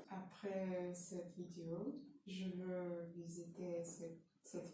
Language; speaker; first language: French; non-native, learner; Russian